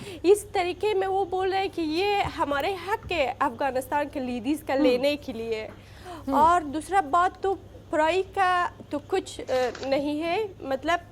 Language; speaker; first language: Hindi; non-native, learner; Persian